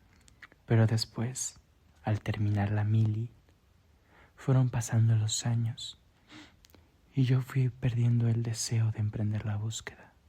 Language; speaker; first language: Spanish; native; Spanish